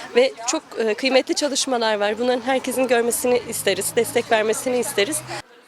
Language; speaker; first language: Turkish; native; Turkish